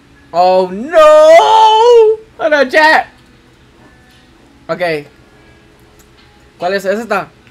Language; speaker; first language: Spanish; early bilingual, heritage; Spanish